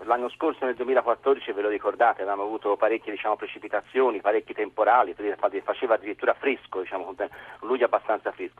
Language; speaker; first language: Italian; native; Italian